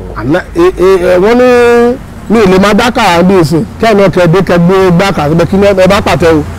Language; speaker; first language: Yoruba; native; Yoruba